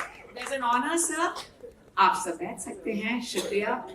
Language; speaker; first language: Hindi; native; Hindi